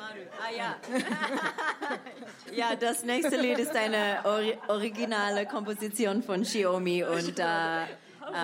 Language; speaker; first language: German; non-native, fluent; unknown